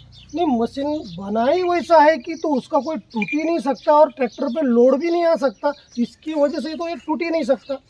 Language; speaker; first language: Hindi; non-native, local second language; Marathi